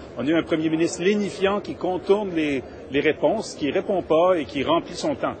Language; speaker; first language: French; native; French